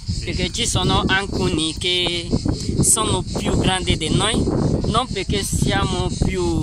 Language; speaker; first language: Italian; non-native, learner; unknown